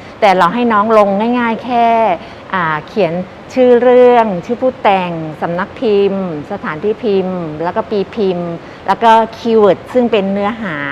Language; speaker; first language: Thai; native; Thai